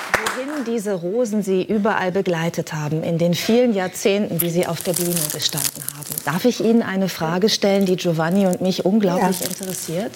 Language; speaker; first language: German; native; German